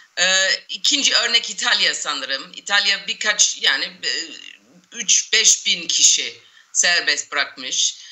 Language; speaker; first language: Turkish; non-native, fluent; English